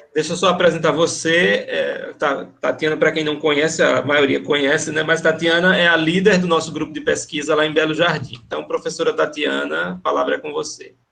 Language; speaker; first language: Portuguese; native; Portuguese